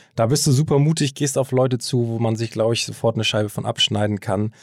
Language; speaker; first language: German; native; German